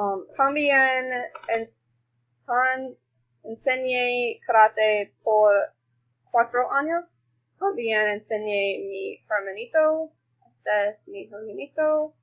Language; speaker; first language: Spanish; non-native, learner; English